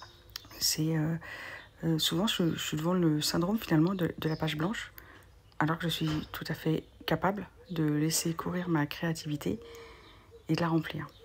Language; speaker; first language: French; native; French